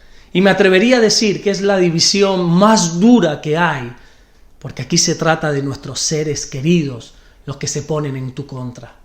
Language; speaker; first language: Spanish; native; Spanish